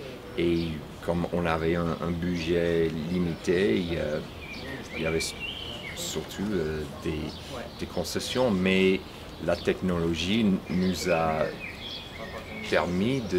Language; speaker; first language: French; non-native, fluent; English